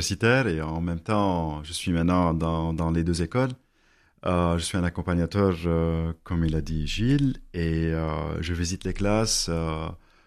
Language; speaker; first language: French; non-native, local second language; Arabic